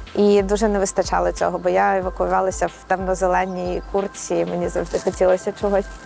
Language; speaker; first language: Ukrainian; native; Ukrainian